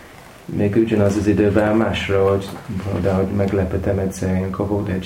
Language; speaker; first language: Hungarian; non-native, learner; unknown